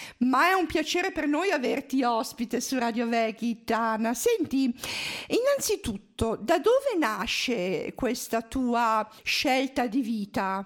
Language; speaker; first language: Italian; native; Italian